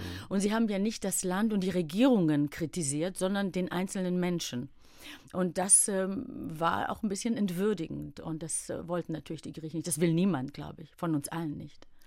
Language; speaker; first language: German; early bilingual, other home language; Greek